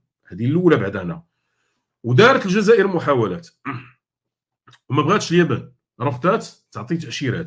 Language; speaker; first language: Arabic; native; Arabic